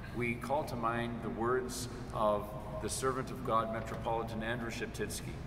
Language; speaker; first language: English; early bilingual, other home language; Ukrainian